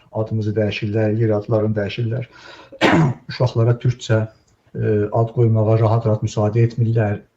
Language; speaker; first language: Azerbaijani; native; Azerbaijani